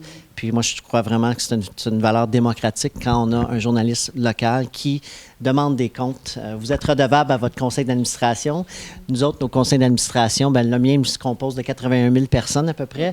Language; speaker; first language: French; native; French